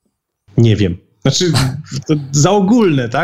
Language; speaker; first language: Polish; native; Polish